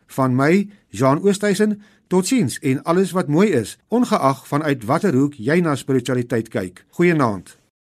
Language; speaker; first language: Afrikaans; native; Afrikaans